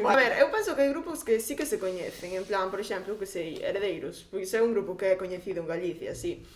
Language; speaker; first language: Galician; non-native, local second language; Spanish